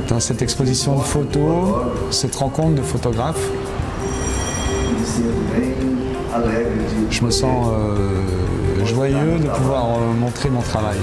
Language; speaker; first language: French; non-native, fluent; Portuguese